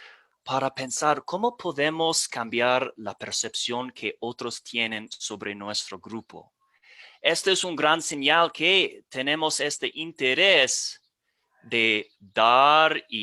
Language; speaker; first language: Spanish; non-native, fluent; English